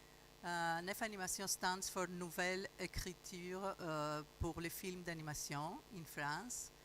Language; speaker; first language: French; non-native, fluent; Greek